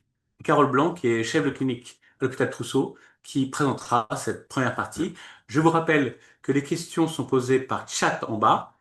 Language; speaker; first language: French; native; French